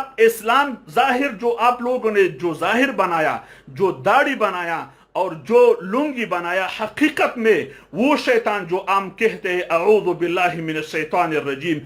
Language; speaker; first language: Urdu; non-native, fluent; Pashto